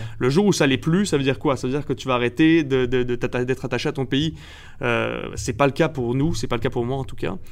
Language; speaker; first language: French; early bilingual, other home language; Spanish